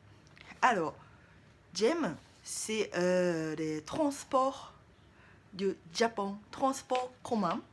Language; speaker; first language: French; non-native, learner; Japanese